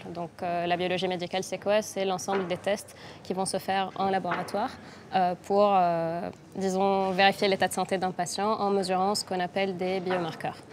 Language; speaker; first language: French; non-native, local second language; Arabic